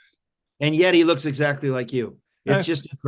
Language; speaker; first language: English; native; English